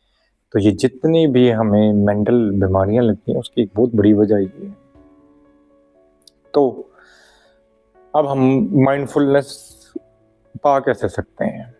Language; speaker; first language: Hindi; non-native, local second language; Punjabi